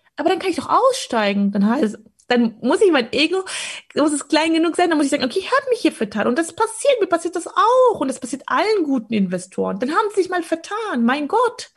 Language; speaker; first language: German; early bilingual, other home language; Polish